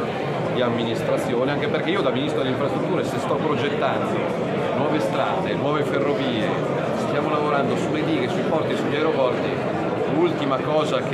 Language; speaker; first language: Italian; native; Italian